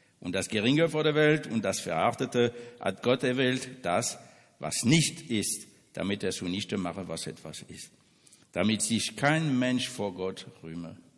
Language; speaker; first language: German; non-native, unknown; French